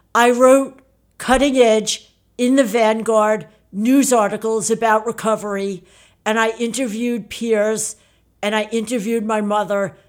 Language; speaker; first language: English; early bilingual, other home language; Italian